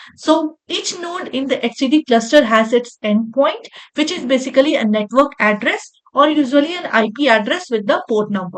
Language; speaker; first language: English; non-native, local second language; Hindi